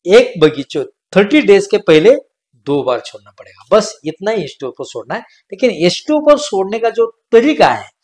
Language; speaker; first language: Hindi; non-native, local second language; Marathi